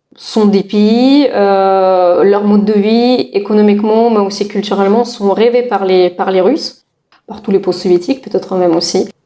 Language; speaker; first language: French; non-native, fluent; Russian